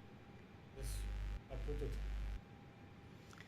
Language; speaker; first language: English; non-native, learner; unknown